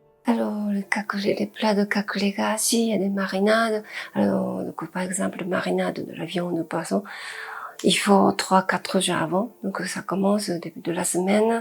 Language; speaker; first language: French; non-native, fluent; Japanese